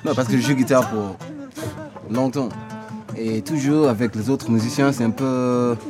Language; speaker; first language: French; non-native, learner; Yoruba